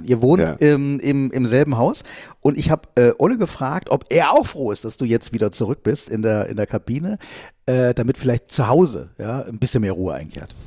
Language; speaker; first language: German; native; German